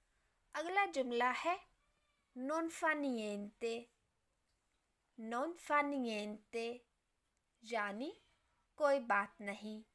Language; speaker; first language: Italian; non-native, fluent; Urdu